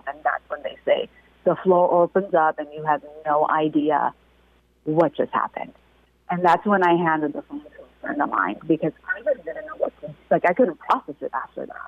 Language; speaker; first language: English; native; English